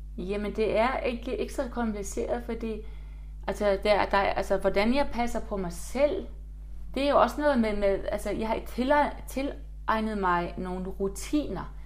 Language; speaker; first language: Danish; non-native, fluent; Icelandic